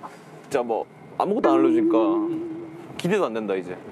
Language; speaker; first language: Korean; native; Korean